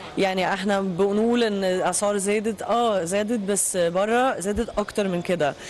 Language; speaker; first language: Arabic; non-native, fluent; Danish